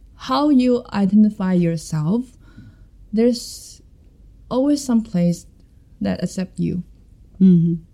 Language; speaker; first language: English; non-native, fluent; Chinese